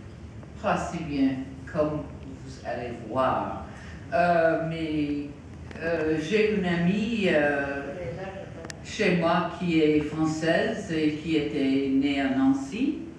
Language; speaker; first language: French; non-native, fluent; English